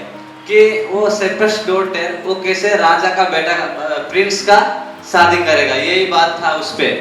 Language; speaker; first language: Hindi; non-native, local second language; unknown